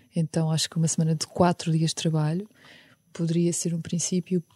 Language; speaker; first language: Portuguese; early bilingual, other home language; Ukrainian